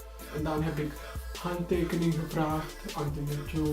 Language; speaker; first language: Dutch; early bilingual, other home language; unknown